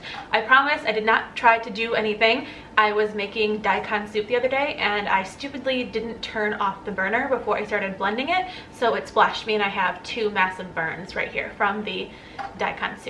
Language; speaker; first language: English; native; English